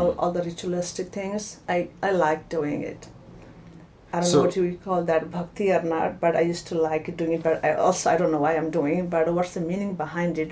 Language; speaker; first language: English; non-native, local second language; Nepali